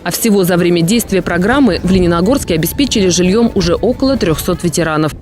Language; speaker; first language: Russian; native; Russian